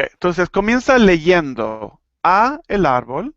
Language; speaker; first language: Spanish; native; Spanish